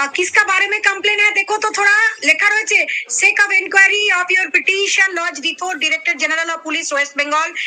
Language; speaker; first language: Hindi; non-native, local second language; Bangla